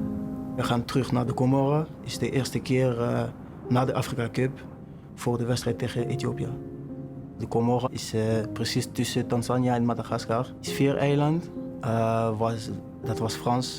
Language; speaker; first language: Dutch; non-native, learner; French